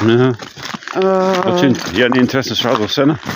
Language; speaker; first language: Russian; non-native, learner; English